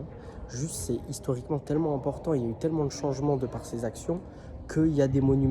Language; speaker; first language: French; native; French